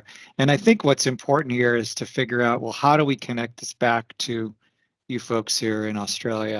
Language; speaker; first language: English; native; English